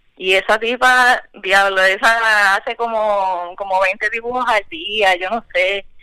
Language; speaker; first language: Spanish; native; Spanish